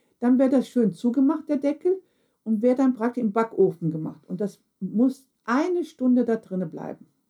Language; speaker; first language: German; early bilingual, other home language; Turkish